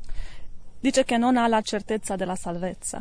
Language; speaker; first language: Italian; non-native, learner; English